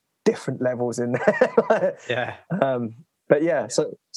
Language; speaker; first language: English; native; English